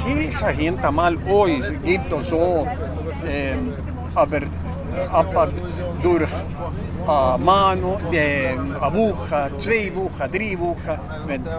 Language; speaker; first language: German; early bilingual, heritage; German